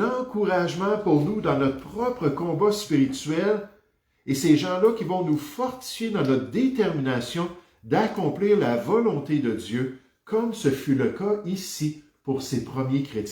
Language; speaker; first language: French; native; French